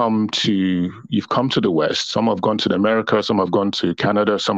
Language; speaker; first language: English; non-native, local second language; Yoruba